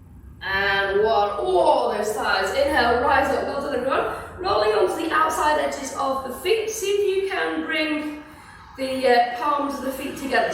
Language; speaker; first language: English; native; English